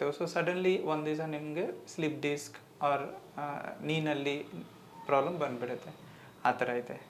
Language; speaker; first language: Kannada; non-native, local second language; Hindi